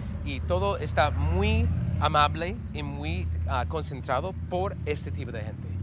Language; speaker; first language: Spanish; non-native, fluent; English